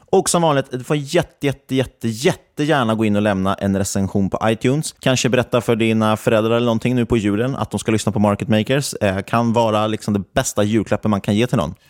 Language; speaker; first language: Swedish; native; Swedish